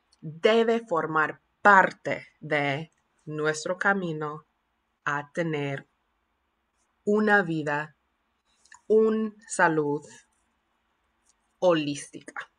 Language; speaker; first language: Spanish; non-native, fluent; English